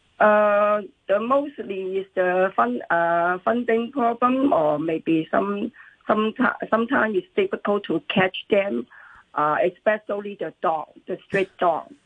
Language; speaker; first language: English; non-native, local second language; Cantonese